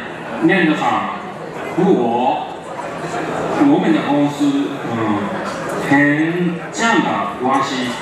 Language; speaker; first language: Chinese; non-native, learner; Japanese